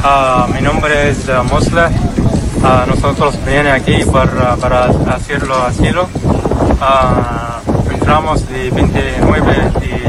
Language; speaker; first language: Spanish; non-native, learner; Arabic